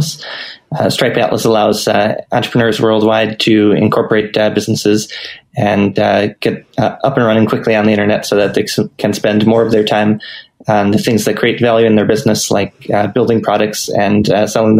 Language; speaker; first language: English; native; English